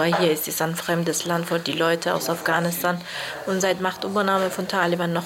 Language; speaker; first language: German; non-native, fluent; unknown